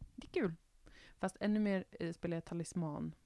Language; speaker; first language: Swedish; native; Swedish